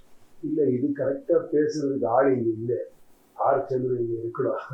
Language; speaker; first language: Tamil; non-native, learner; Kannada